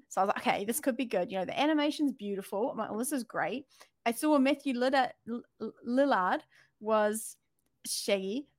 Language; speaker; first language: English; native; English